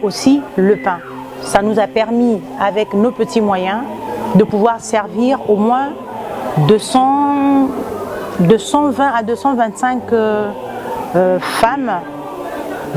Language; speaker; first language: French; non-native, local second language; Lingala